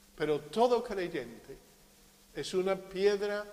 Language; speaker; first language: Spanish; non-native, fluent; English